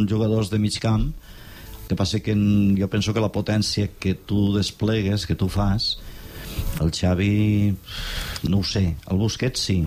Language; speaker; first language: Catalan; native; Catalan